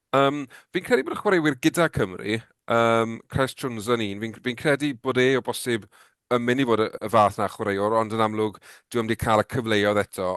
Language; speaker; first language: Welsh; native; Welsh